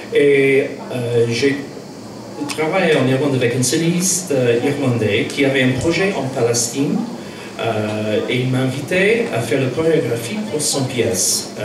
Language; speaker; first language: French; non-native, fluent; English